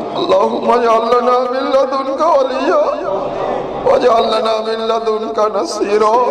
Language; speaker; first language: Arabic; non-native, fluent; Bangla